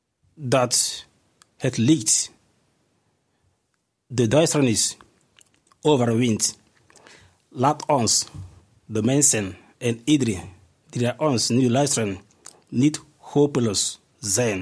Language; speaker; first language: Dutch; non-native, fluent; Igbo